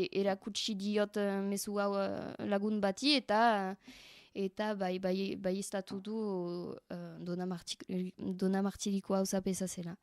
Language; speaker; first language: Basque; non-native, learner; French